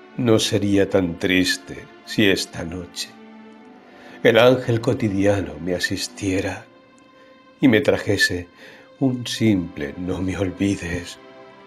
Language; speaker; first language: Spanish; native; Spanish